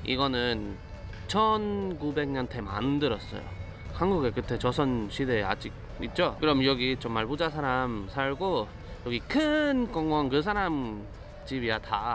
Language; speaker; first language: Korean; non-native, learner; Spanish